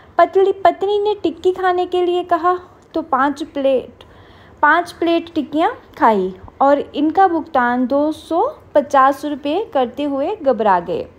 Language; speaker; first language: Hindi; non-native, local second language; Punjabi